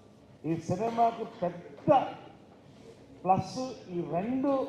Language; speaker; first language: Telugu; native; Telugu